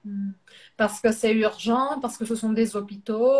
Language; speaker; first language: French; non-native, fluent; Portuguese